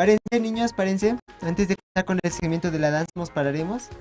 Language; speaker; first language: Spanish; native; Spanish